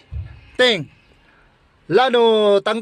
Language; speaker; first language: Portuguese; non-native, learner; Filipino